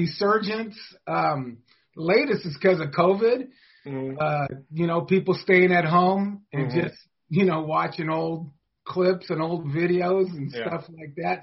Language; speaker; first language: English; native; English